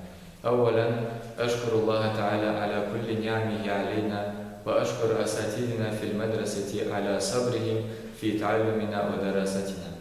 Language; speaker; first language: Arabic; non-native, fluent; Crimean Tatar